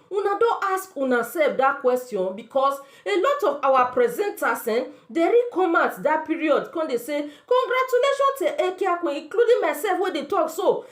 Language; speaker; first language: Nigerian Pidgin; native; Nigerian Pidgin